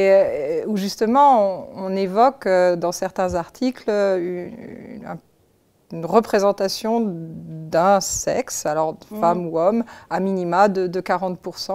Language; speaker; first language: French; native; French